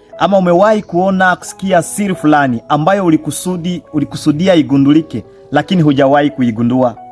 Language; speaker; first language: Swahili; native; Swahili